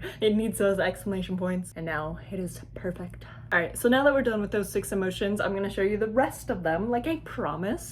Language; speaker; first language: English; native; English